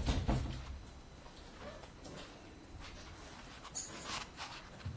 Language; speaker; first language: English; non-native, fluent; Luxembourgish